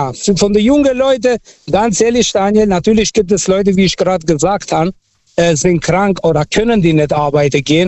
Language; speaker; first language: German; non-native, fluent; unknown